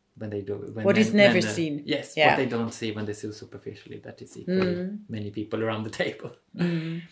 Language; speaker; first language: English; non-native, fluent; Swedish